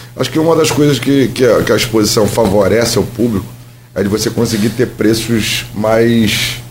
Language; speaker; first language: Portuguese; native; Portuguese